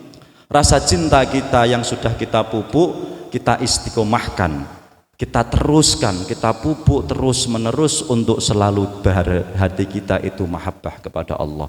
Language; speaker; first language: Indonesian; non-native, local second language; Javanese